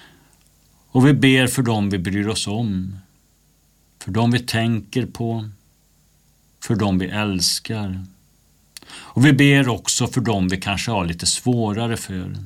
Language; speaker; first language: Swedish; native; Swedish